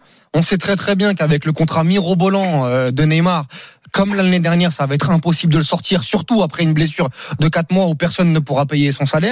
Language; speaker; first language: French; native; French